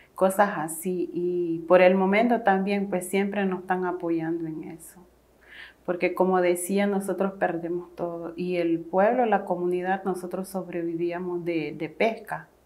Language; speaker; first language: Spanish; native; Spanish